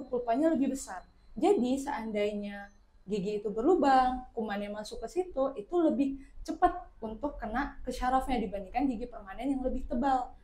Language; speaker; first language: Indonesian; native; Indonesian